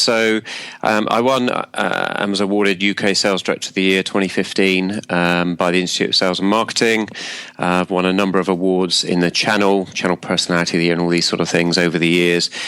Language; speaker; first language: English; native; English